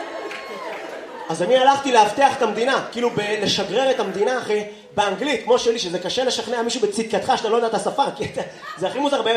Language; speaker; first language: Hebrew; native; Hebrew